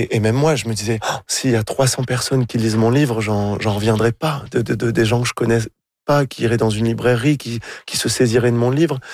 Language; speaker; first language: French; native; French